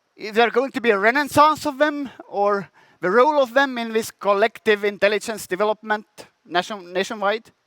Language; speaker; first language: English; non-native, fluent; Estonian